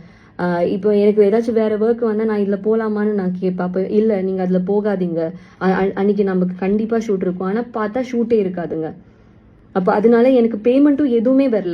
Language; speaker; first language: Tamil; non-native, local second language; Malayalam